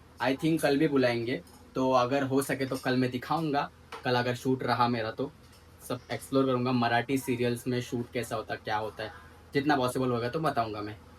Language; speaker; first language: Hindi; non-native, local second language; Marathi